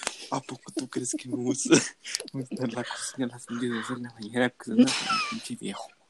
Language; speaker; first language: Spanish; early bilingual, other home language; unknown